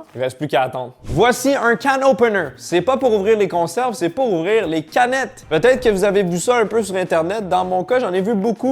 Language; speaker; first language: French; native; French